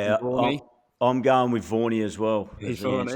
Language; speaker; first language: English; native; English